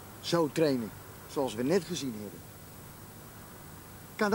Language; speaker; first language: Dutch; native; Dutch